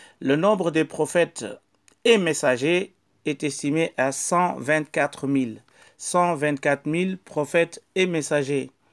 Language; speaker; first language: French; non-native, local second language; Wolof